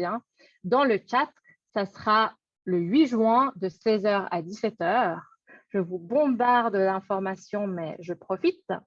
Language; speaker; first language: French; native; French